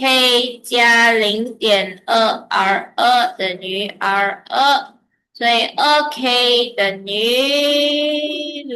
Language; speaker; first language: Chinese; early bilingual, heritage; Chinese